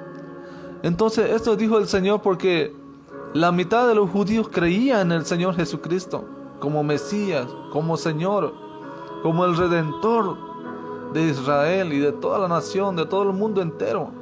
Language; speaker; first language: Spanish; native; Spanish